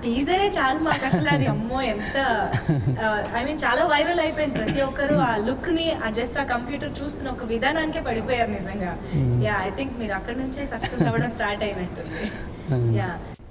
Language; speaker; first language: Telugu; native; Telugu